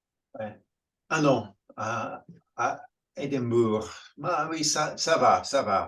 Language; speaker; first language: French; non-native, fluent; English